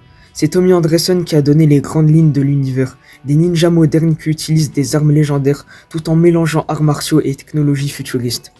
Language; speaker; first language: French; native; French